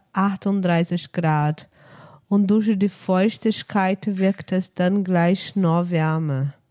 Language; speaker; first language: German; non-native, fluent; Portuguese